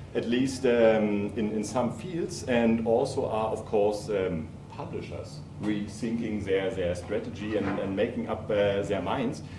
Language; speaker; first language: English; non-native, fluent; German